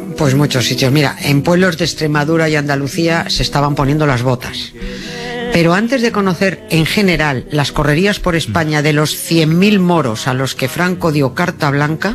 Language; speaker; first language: Spanish; native; Spanish